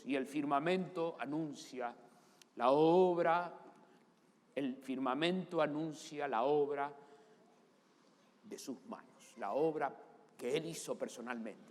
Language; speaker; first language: Spanish; native; Spanish